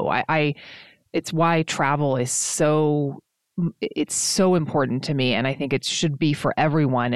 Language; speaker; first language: English; native; English